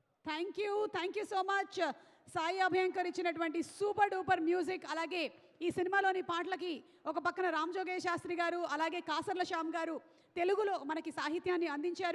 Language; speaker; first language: Telugu; native; Telugu